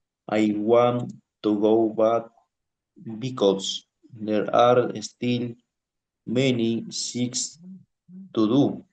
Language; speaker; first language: English; non-native, learner; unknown